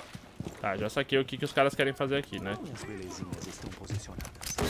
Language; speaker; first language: Portuguese; native; Portuguese